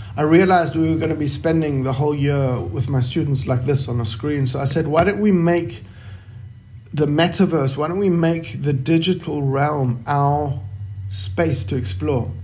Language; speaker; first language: English; native; English